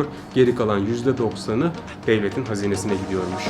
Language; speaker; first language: Turkish; native; Turkish